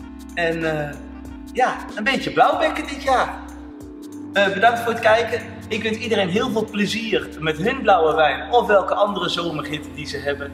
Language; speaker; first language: Dutch; native; Dutch